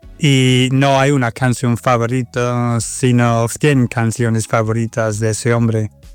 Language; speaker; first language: Spanish; non-native, fluent; English